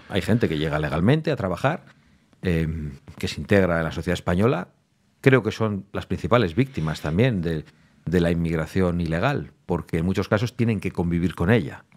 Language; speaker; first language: Spanish; native; Spanish